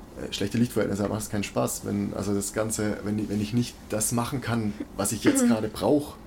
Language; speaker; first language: German; native; German